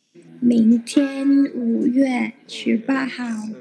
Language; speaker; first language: Chinese; non-native, learner; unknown